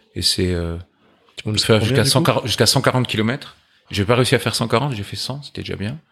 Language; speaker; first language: French; native; French